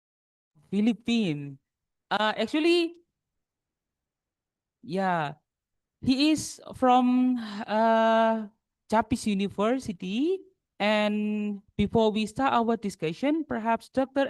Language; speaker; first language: English; non-native, local second language; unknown